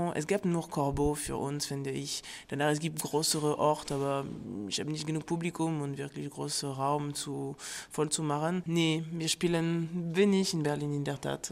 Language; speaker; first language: German; non-native, fluent; French